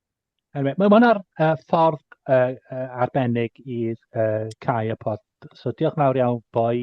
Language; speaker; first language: Welsh; non-native, fluent; English